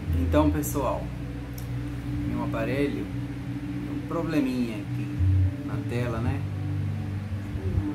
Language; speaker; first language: Portuguese; non-native, fluent; Spanish